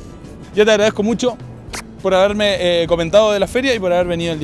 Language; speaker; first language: Spanish; native; Spanish